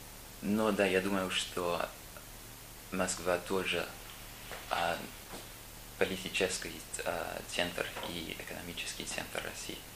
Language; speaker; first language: Russian; non-native, learner; English